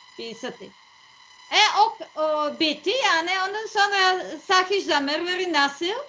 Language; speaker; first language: Turkish; non-native, learner; Serbian